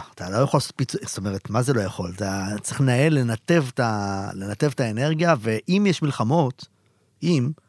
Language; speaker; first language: Hebrew; native; Hebrew